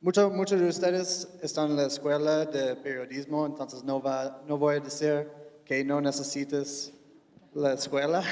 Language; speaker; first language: Spanish; non-native, fluent; English